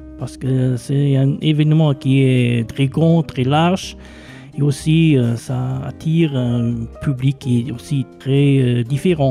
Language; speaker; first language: French; non-native, local second language; Luxembourgish